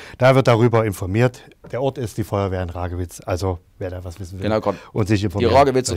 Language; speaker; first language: German; native; German